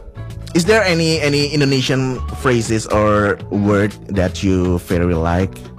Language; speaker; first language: English; non-native, fluent; Indonesian